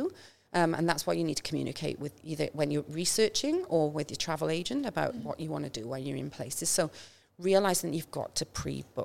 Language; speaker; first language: English; native; English